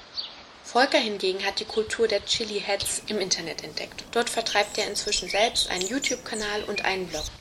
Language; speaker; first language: German; native; German